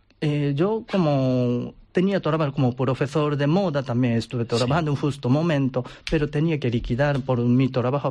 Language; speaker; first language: Spanish; non-native, learner; Japanese